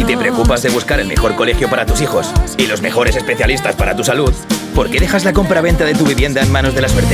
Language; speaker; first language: Spanish; native; Spanish